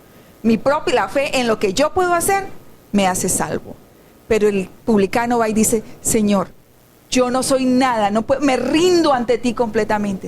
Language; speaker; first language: Spanish; native; Spanish